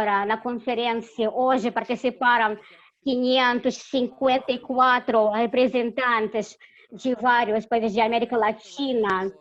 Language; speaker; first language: Portuguese; non-native, fluent; Russian